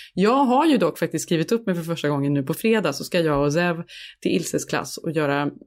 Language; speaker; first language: Swedish; native; Swedish